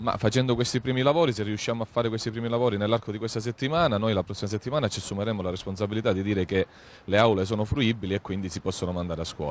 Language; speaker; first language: Italian; native; Italian